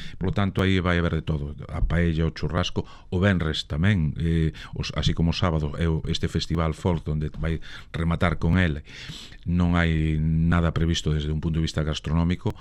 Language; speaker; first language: Galician; native; Galician